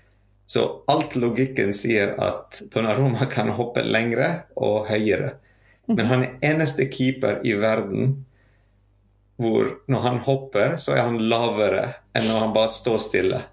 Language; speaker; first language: Norwegian; non-native, fluent; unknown